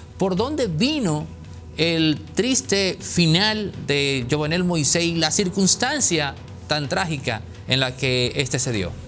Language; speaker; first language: Spanish; native; Spanish